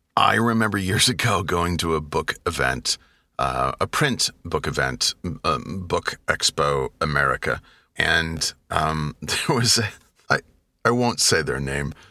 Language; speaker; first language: English; native; English